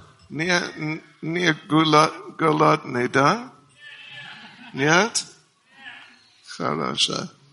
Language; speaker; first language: Russian; non-native, learner; English